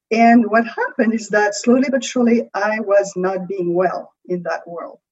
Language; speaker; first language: English; non-native, fluent; French